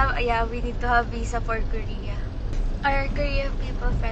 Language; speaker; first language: English; non-native, local second language; Filipino